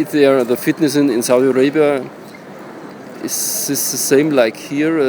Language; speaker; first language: English; non-native, learner; German